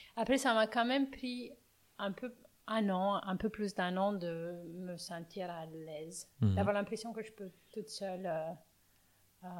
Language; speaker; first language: French; non-native, fluent; Romanian